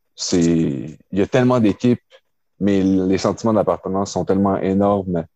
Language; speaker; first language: French; native; French